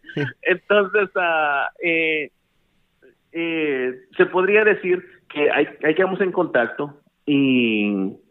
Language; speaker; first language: Spanish; native; Spanish